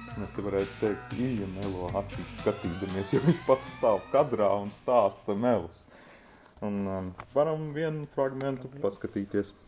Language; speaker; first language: Latvian; native; Latvian